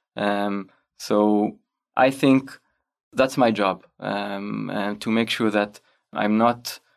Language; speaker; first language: English; non-native, fluent; Hebrew